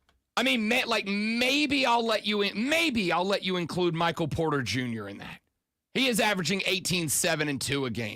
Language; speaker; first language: English; native; English